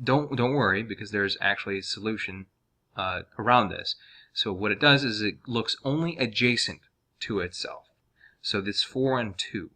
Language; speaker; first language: English; native; English